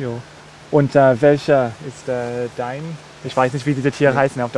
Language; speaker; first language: German; non-native, fluent; English